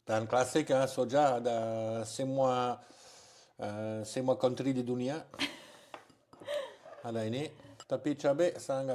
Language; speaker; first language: Indonesian; non-native, learner; French